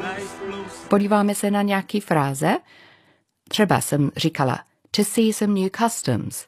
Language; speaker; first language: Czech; non-native, fluent; English